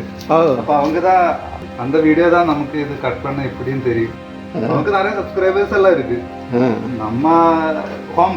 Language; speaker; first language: Tamil; non-native, learner; Malayalam